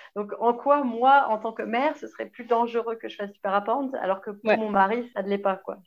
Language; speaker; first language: French; native; French